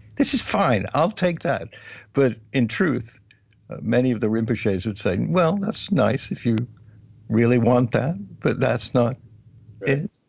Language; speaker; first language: English; native; English